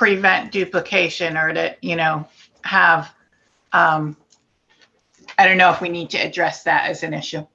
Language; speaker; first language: English; native; English